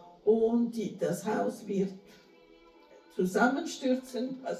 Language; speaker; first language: German; non-native, fluent; Portuguese